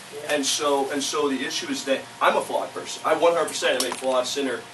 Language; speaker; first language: English; native; English